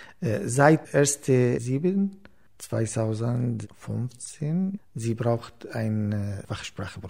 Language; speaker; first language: German; non-native, learner; Arabic